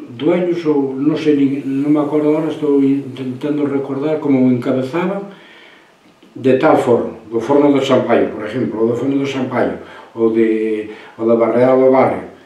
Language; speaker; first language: Galician; native; Galician